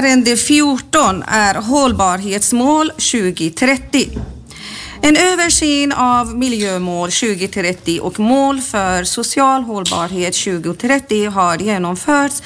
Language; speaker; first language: Swedish; native; Swedish